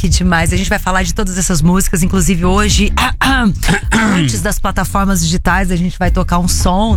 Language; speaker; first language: Portuguese; native; Portuguese